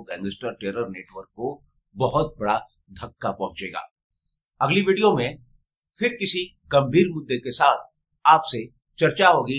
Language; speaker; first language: Hindi; native; Hindi